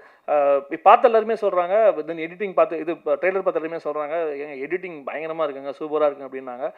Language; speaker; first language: Tamil; native; Tamil